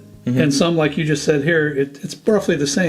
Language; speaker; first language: English; native; English